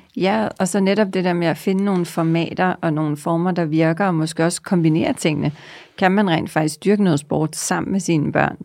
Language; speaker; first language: Danish; native; Danish